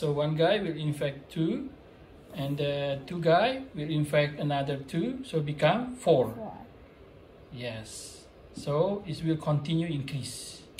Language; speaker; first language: English; non-native, fluent; Indonesian